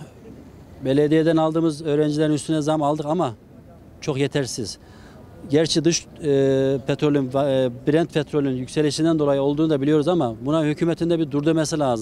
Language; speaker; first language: Turkish; native; Turkish